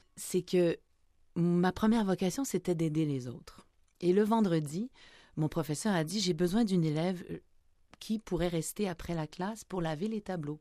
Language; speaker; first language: French; native; French